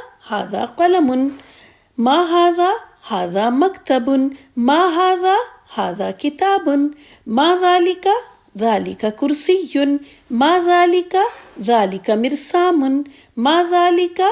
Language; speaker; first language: Arabic; non-native, fluent; Urdu